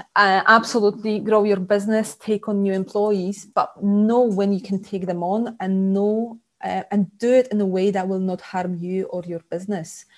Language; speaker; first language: English; non-native, fluent; Polish